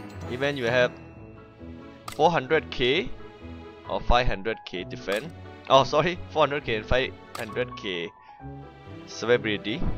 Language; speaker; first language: English; non-native, learner; Thai